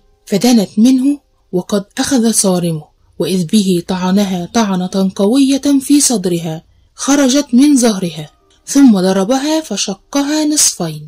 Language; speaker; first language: Arabic; native; Arabic